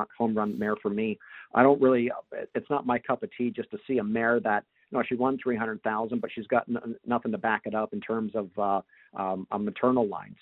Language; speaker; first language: English; native; English